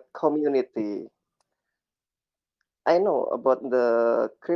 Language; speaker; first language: English; non-native, learner; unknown